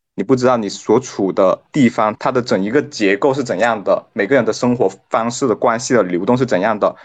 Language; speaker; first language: Chinese; non-native, local second language; Cantonese